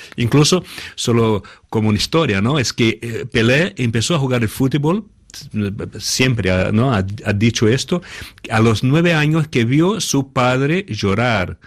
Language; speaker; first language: Spanish; non-native, fluent; Portuguese